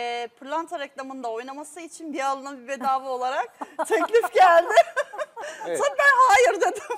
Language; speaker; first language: Turkish; native; Turkish